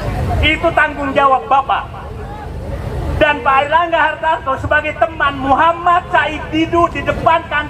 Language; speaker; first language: Indonesian; native; Indonesian